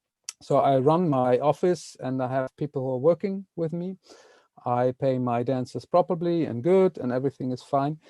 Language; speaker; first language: English; non-native, fluent; Dutch